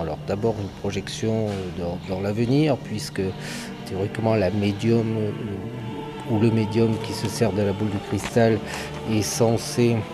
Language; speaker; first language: French; native; French